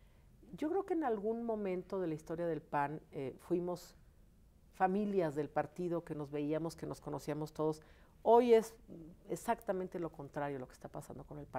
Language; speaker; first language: Spanish; native; Spanish